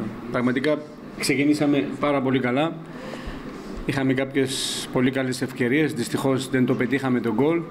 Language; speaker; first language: Greek; non-native, fluent; Georgian